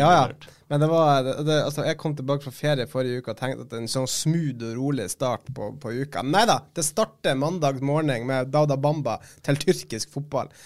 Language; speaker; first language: Norwegian; native; Norwegian